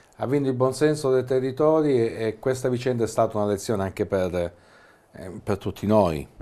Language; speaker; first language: Italian; native; Italian